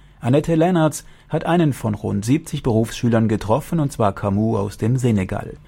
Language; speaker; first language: German; native; German